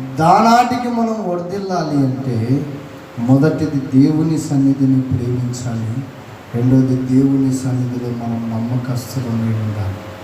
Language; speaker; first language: Telugu; non-native, local second language; Lambadi